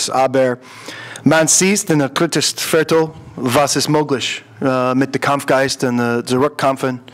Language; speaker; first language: German; non-native, learner; English